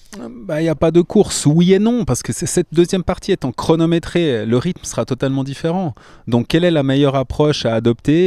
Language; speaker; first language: French; native; French